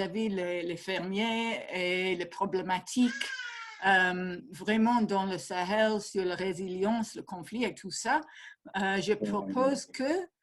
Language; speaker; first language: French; non-native, fluent; English